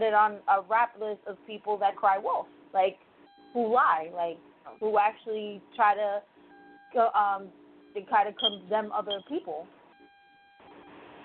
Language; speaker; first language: English; early bilingual, other home language; Spanish